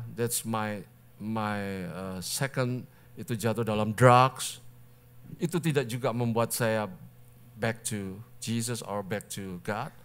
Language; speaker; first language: Indonesian; native; Indonesian